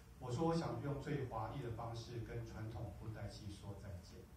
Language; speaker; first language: Chinese; native; Chinese